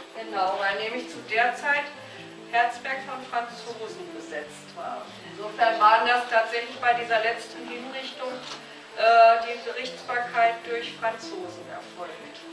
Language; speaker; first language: German; native; German